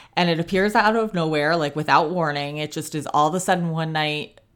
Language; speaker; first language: English; native; English